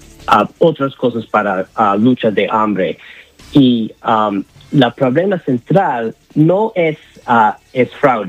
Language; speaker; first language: Spanish; non-native, learner; English